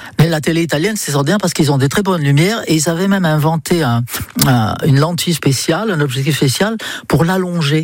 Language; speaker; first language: French; non-native, fluent; English